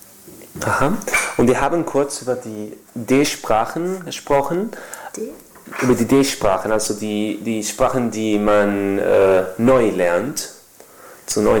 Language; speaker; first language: German; non-native, learner; Spanish